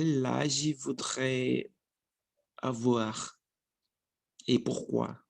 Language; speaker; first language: French; non-native, learner; Portuguese